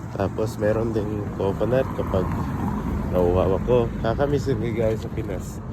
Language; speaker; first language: Filipino; native; Filipino